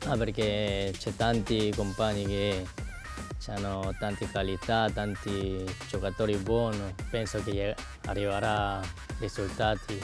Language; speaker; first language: Italian; non-native, learner; Korean